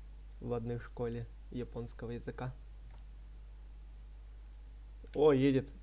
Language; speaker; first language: Russian; native; Russian